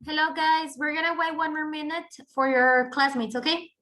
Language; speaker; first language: English; non-native, fluent; Spanish